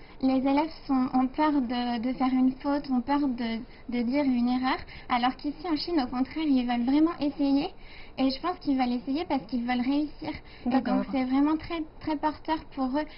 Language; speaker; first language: French; native; French